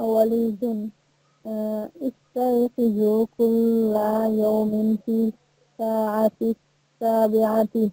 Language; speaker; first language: Arabic; non-native, learner; Bangla